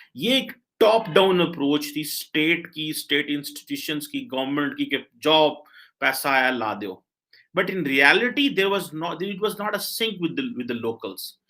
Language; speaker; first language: Urdu; native; Urdu